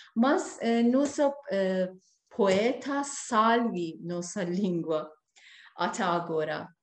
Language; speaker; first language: Portuguese; non-native, learner; Persian